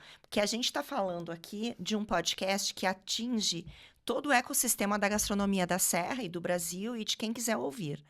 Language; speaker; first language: Portuguese; native; Portuguese